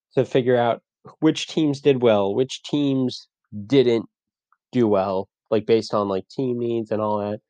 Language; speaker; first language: English; native; English